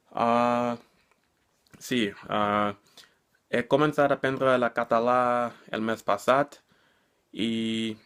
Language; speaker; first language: Catalan; non-native, learner; English